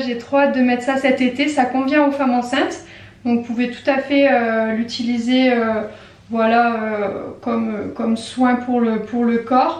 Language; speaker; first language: French; native; French